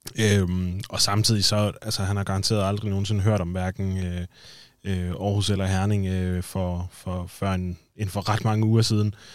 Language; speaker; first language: Danish; native; Danish